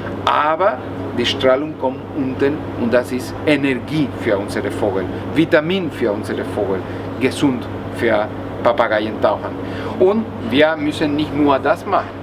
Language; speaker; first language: German; non-native, learner; Spanish